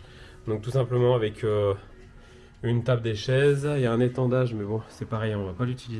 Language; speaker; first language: French; native; French